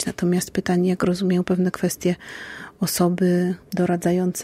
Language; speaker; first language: Polish; native; Polish